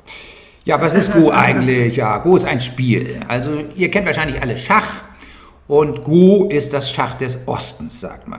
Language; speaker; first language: German; native; German